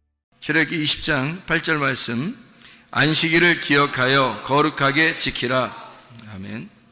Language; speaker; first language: Korean; native; Korean